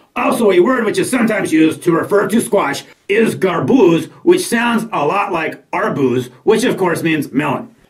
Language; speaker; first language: English; native; English